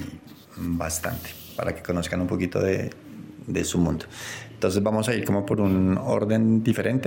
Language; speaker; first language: Spanish; native; Spanish